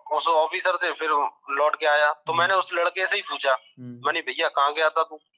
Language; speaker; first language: Hindi; native; Hindi